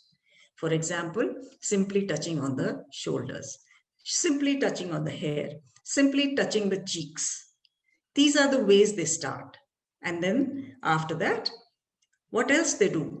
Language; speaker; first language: English; non-native, local second language; Malayalam